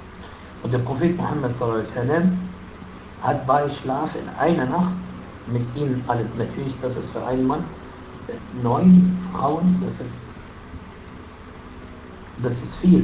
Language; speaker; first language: German; non-native, fluent; Arabic